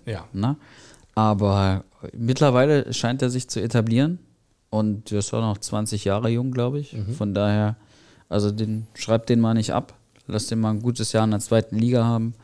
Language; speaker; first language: German; native; German